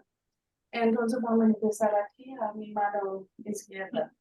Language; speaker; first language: Spanish; non-native, fluent; English